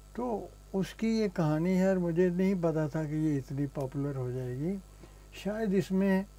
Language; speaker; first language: Hindi; native; Hindi